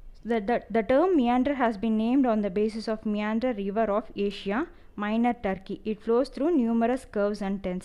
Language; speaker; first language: English; non-native, local second language; Tamil